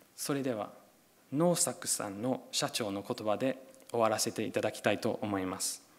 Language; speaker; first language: Japanese; non-native, fluent; English